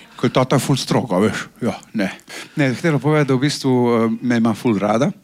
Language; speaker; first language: Slovenian; non-native, fluent; Croatian